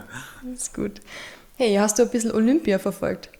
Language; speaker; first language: German; native; German